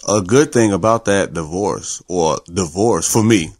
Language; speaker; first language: English; native; English